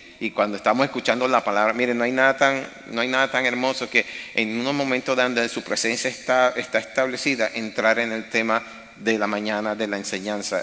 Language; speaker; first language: Spanish; native; Spanish